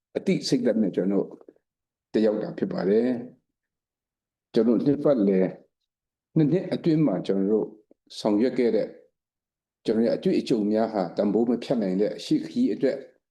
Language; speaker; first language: Burmese; non-native, local second language; Kachin